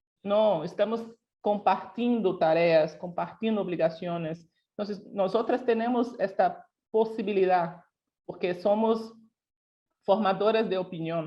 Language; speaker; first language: Spanish; non-native, local second language; Portuguese